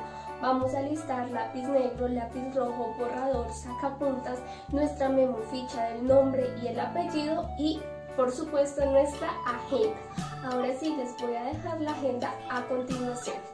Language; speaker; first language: Spanish; native; Spanish